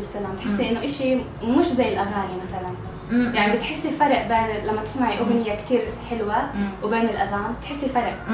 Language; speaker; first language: Arabic; native; Arabic